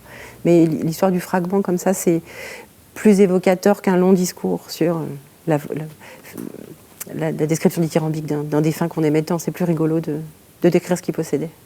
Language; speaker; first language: French; native; French